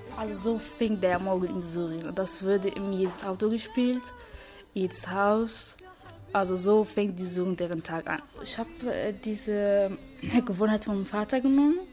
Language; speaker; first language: German; non-native, learner; Arabic